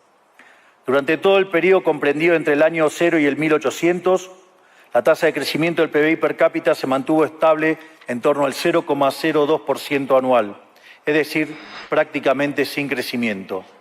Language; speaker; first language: Spanish; native; Spanish